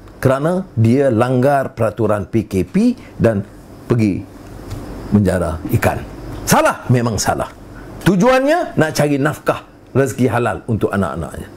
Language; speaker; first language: Malay; native; Malay